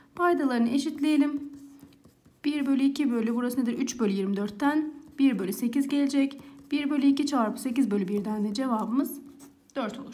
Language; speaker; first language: Turkish; native; Turkish